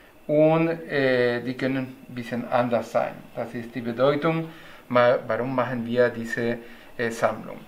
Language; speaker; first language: German; non-native, learner; Spanish